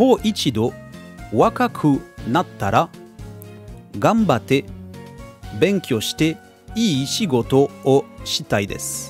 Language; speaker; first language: Japanese; non-native, learner; French